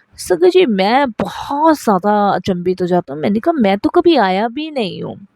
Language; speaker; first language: Hindi; native; Hindi